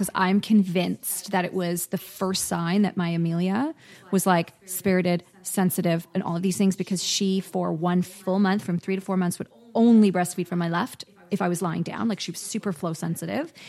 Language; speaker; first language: English; native; English